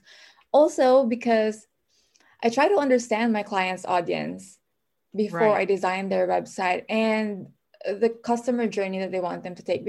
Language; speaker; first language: English; non-native, local second language; Filipino